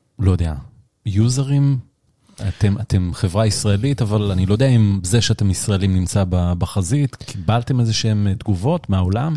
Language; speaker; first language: Hebrew; native; Hebrew